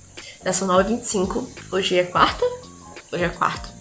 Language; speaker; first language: Portuguese; native; Portuguese